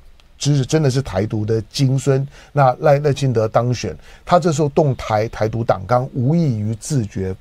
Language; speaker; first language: Chinese; native; Chinese